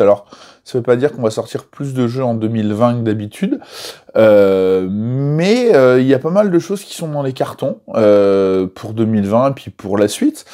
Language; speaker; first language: French; native; French